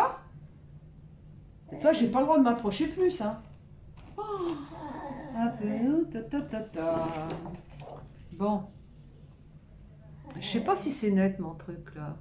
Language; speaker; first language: French; native; French